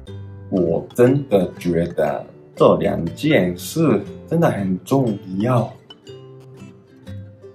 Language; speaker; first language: Chinese; non-native, fluent; Japanese